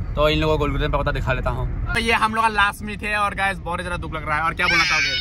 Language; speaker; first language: Hindi; non-native, local second language; Assamese